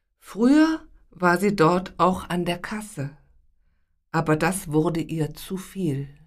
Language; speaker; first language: German; native; German